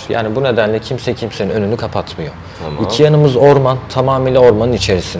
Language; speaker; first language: Turkish; native; Turkish